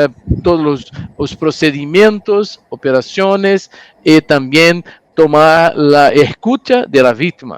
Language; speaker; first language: Spanish; non-native, learner; Portuguese